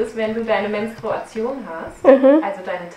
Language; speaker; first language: German; native; German